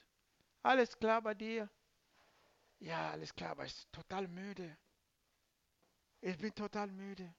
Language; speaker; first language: German; non-native, learner; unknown